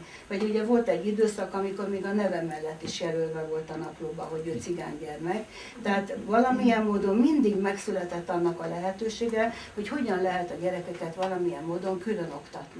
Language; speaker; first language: Hungarian; native; Hungarian